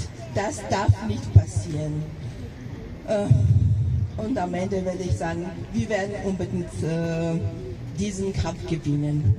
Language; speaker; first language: German; non-native, local second language; Georgian